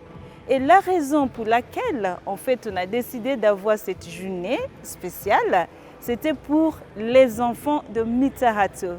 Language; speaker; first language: French; non-native, fluent; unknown